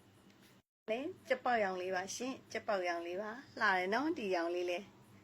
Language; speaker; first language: Burmese; native; Burmese